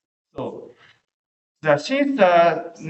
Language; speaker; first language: English; non-native, fluent; Japanese